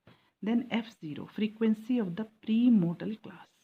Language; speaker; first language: Hindi; native; Hindi